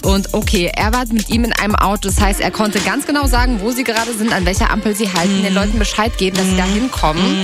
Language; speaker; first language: German; native; German